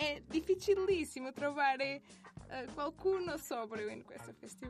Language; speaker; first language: Italian; non-native, learner; Portuguese